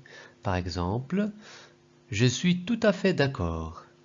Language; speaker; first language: French; non-native, local second language; Arabic